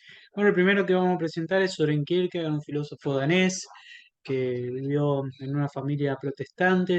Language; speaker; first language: Spanish; native; Spanish